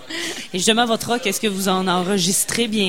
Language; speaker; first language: French; native; French